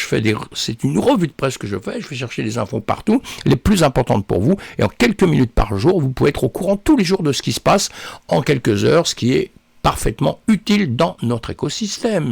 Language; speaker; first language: French; native; French